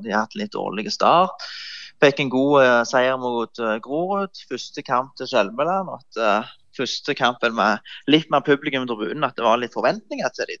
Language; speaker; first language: Norwegian; native; Norwegian